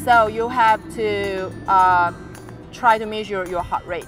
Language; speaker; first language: English; non-native, fluent; Chinese